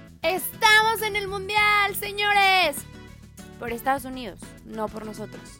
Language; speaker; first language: Spanish; native; Spanish